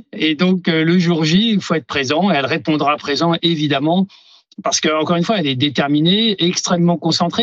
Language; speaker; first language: French; native; French